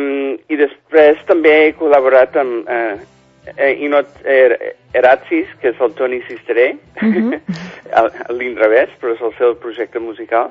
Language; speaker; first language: Catalan; non-native, fluent; English